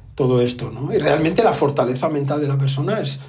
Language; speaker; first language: Spanish; native; Spanish